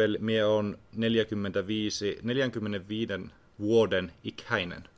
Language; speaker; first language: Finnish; non-native, learner; Norwegian